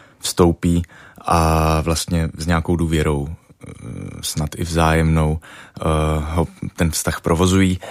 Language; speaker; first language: Czech; native; Czech